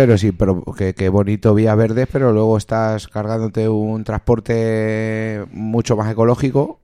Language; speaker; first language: Spanish; native; Spanish